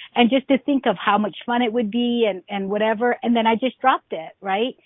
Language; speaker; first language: English; native; English